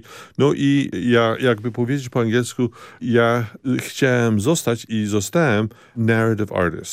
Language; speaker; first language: Polish; early bilingual, heritage; Polish